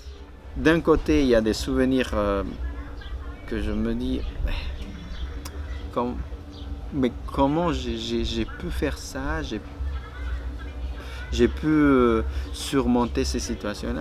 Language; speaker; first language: French; non-native, fluent; Spanish